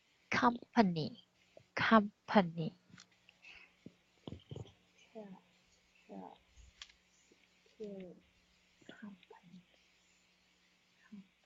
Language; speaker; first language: English; non-native, learner; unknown